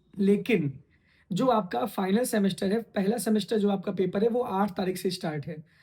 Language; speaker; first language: Hindi; native; Hindi